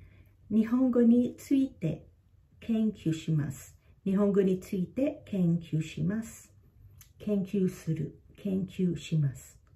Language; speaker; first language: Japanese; non-native, fluent; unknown